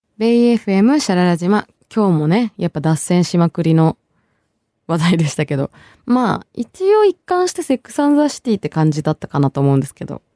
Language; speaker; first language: Japanese; early bilingual, other home language; Bangla